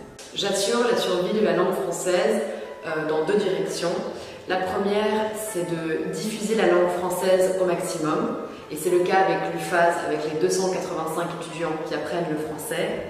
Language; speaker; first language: French; non-native, fluent; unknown